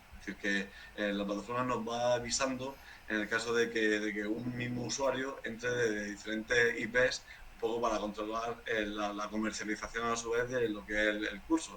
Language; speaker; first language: Spanish; native; Spanish